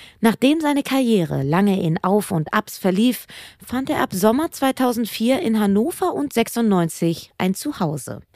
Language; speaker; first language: German; native; German